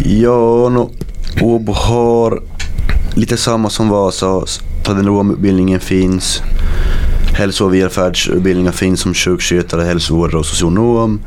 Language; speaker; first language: Swedish; native; Swedish